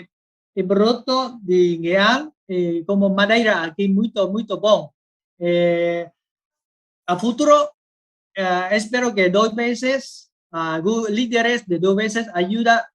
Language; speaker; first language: Spanish; non-native, learner; Vietnamese